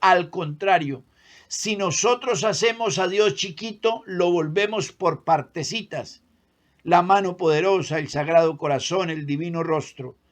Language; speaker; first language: Spanish; native; Spanish